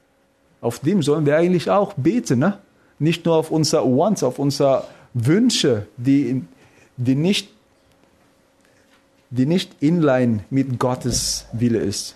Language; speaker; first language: German; non-native, fluent; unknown